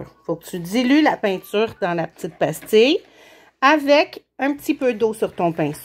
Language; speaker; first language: French; native; French